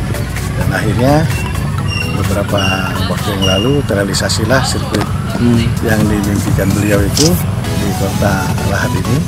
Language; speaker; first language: Indonesian; native; Indonesian